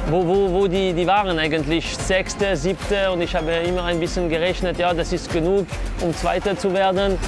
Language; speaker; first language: German; non-native, local second language; French